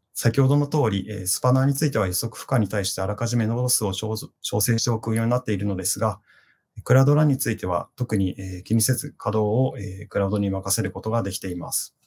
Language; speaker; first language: Japanese; native; Japanese